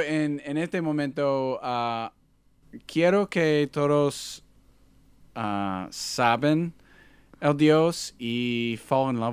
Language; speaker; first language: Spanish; non-native, learner; English